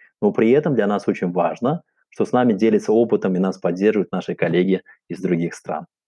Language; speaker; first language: Russian; non-native, local second language; Uzbek